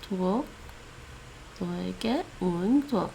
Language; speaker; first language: Vietnamese; non-native, learner; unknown